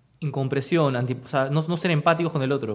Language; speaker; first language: Spanish; native; Spanish